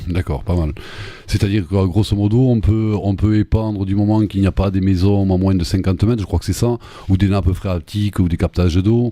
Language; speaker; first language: French; native; French